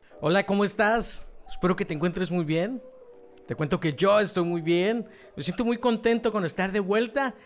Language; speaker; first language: Spanish; native; Spanish